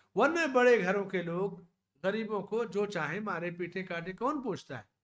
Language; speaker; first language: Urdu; native; Urdu